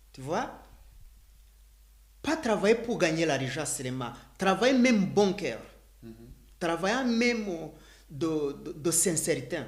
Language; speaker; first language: French; non-native, learner; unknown